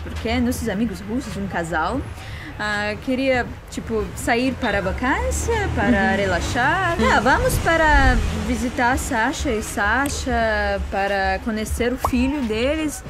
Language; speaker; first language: Portuguese; non-native, learner; Russian